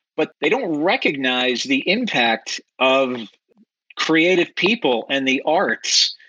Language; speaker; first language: English; native; English